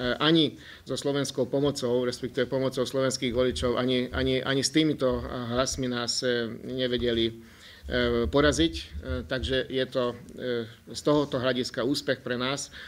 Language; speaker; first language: Slovak; non-native, local second language; Hungarian